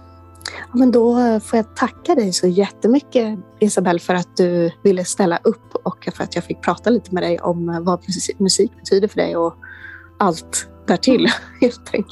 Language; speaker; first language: Swedish; native; Swedish